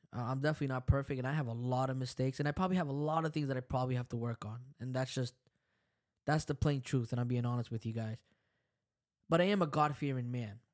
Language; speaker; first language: English; early bilingual, other home language; Spanish